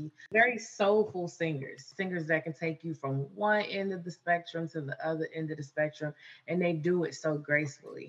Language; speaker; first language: English; native; English